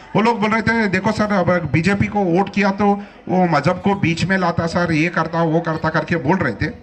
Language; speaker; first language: Hindi; non-native, local second language; Telugu